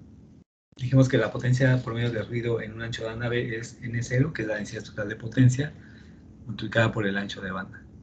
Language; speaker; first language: Spanish; native; Spanish